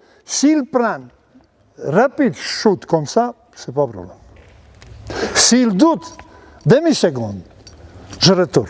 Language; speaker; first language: French; non-native, learner; Serbian